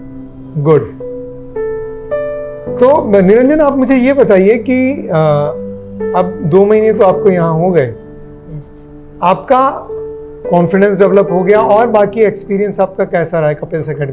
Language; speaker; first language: Hindi; native; Hindi